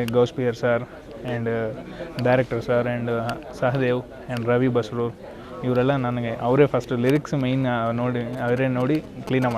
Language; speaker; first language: Kannada; non-native, learner; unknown